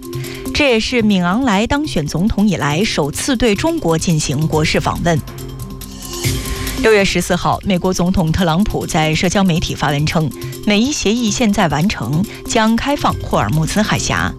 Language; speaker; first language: Chinese; native; Chinese